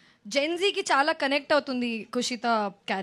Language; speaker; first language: Telugu; non-native, local second language; Hindi